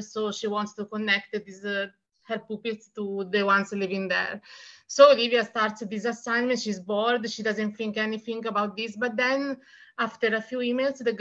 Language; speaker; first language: English; non-native, fluent; Italian